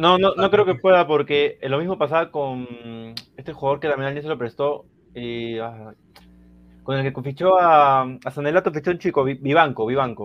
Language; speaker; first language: Spanish; native; Spanish